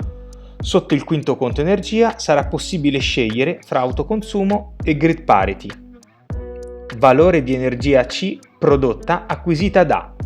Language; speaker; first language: Italian; native; Italian